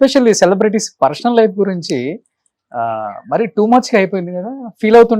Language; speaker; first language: Telugu; native; Telugu